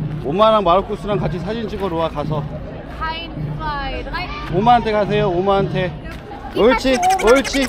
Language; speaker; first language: Korean; native; Korean